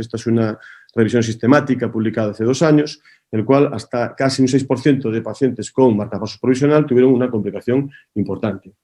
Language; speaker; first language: Spanish; native; Spanish